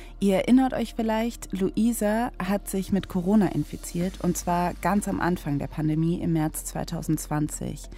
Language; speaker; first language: German; native; German